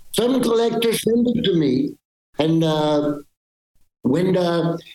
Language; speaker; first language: English; early bilingual, other home language; French